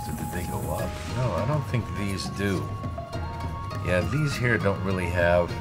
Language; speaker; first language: English; native; English